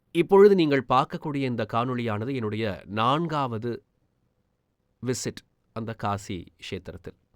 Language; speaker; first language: Tamil; native; Tamil